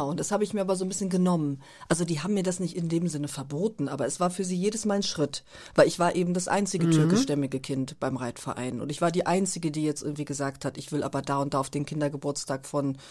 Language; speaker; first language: German; early bilingual, other home language; Turkish